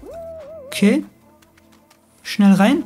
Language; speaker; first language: German; native; German